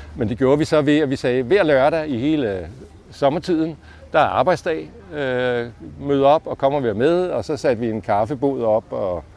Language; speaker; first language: Danish; native; Danish